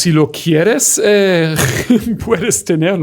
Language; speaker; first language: Spanish; non-native, fluent; German